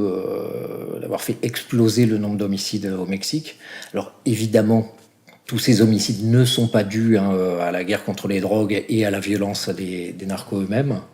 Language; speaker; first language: French; native; French